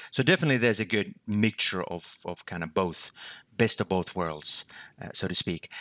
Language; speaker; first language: English; non-native, fluent; Finnish